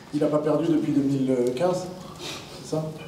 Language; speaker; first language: French; native; French